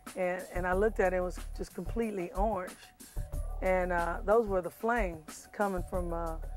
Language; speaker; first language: English; native; English